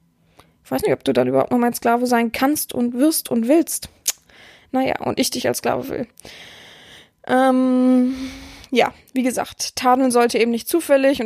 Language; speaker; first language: German; native; German